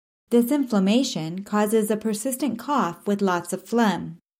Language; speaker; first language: English; native; English